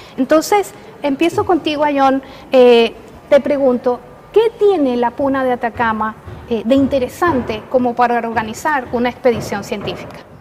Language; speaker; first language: Spanish; native; Spanish